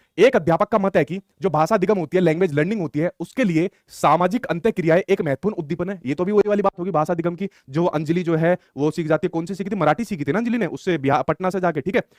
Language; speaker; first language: Hindi; native; Hindi